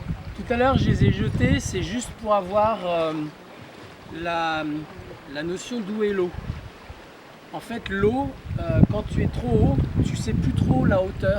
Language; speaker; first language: French; native; French